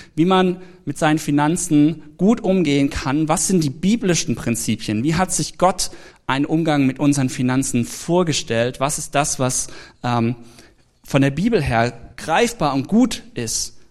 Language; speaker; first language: German; native; German